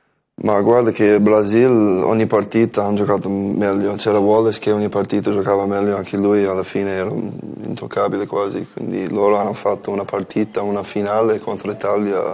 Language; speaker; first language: Italian; non-native, learner; English